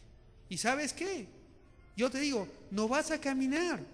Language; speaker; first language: Spanish; native; Spanish